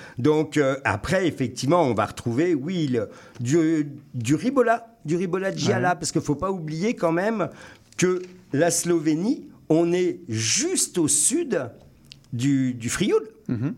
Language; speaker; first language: French; native; French